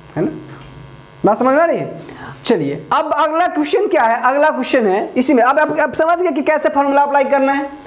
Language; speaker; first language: Hindi; native; Hindi